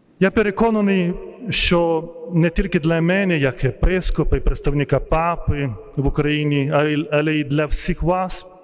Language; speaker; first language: Ukrainian; non-native, fluent; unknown